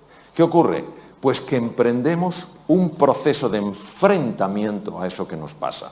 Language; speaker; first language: Spanish; native; Spanish